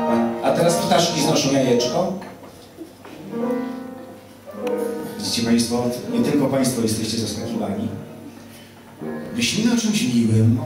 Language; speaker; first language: Polish; native; Polish